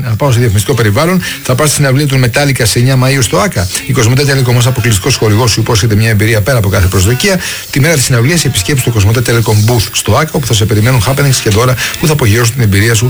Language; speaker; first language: Greek; native; Greek